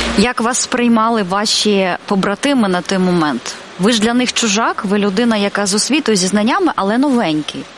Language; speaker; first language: Ukrainian; native; Ukrainian